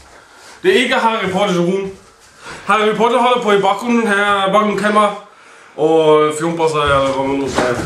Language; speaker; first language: Norwegian; non-native, learner; Swedish